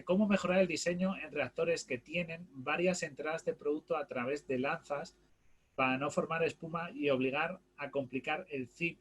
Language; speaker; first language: Spanish; native; Spanish